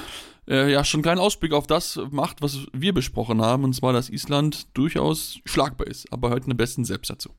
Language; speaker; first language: German; native; German